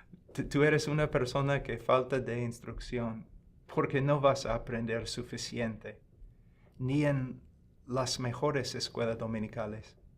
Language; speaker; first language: Spanish; non-native, fluent; English